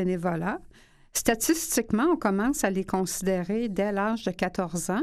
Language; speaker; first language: French; native; French